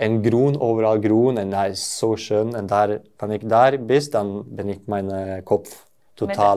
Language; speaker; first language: German; non-native, learner; Norwegian